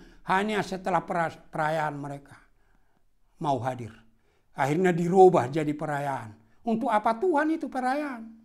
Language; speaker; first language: Indonesian; non-native, local second language; Batak Toba